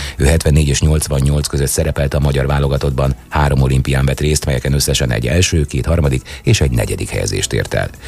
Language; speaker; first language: Hungarian; native; Hungarian